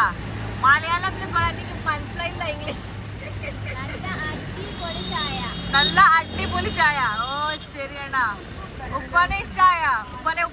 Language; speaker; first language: Malayalam; non-native, learner; Hindi